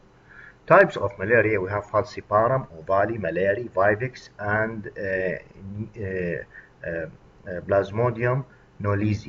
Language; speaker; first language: English; non-native, fluent; Arabic